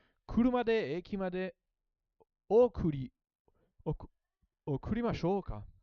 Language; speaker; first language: Japanese; non-native, learner; English